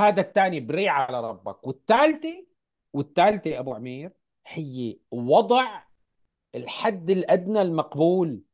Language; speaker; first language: Arabic; native; Arabic